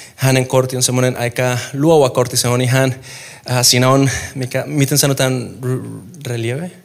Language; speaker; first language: Finnish; non-native, fluent; Spanish